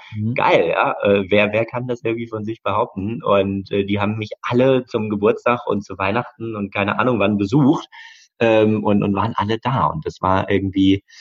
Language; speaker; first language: German; native; German